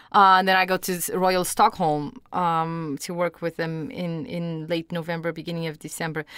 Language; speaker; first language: English; non-native, fluent; Portuguese